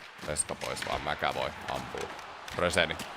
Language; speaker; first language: Finnish; native; Finnish